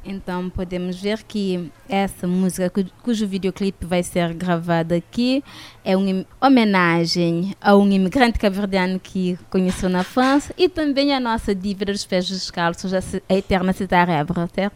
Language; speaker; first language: Portuguese; non-native, local second language; Kabuverdianu